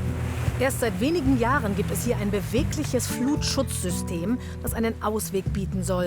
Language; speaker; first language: German; native; German